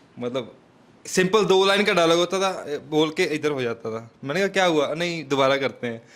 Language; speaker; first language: Hindi; non-native, fluent; Punjabi